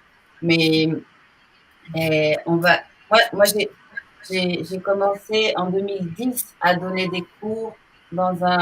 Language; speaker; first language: French; non-native, fluent; Portuguese